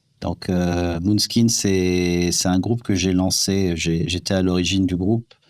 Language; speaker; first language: French; non-native, local second language; Arabic